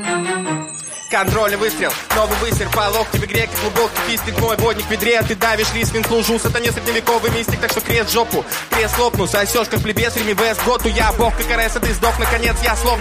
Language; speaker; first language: Russian; native; Russian